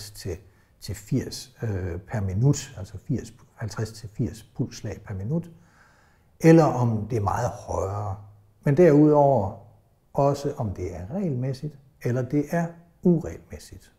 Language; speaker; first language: Danish; native; Danish